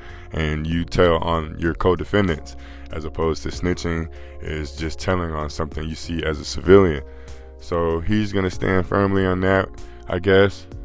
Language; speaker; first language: English; native; English